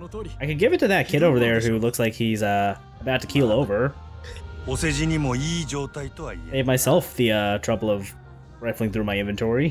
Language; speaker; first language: English; native; English